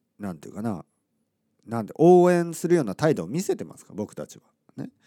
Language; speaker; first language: Japanese; native; Japanese